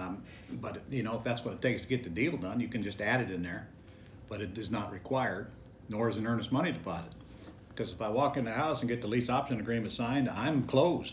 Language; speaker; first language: English; native; English